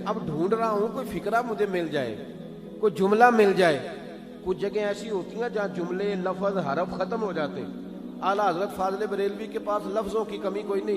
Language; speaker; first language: Urdu; native; Urdu